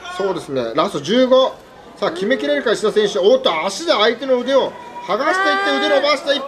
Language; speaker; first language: Japanese; native; Japanese